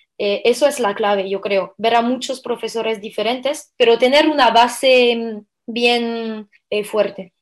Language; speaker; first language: Spanish; non-native, fluent; French